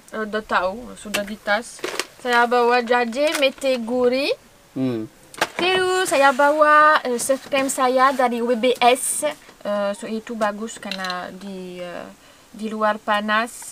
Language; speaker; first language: Indonesian; non-native, learner; French